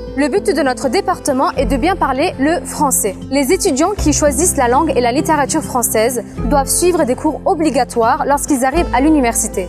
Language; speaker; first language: French; native; French